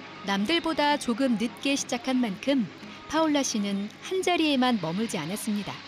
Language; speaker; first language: Korean; native; Korean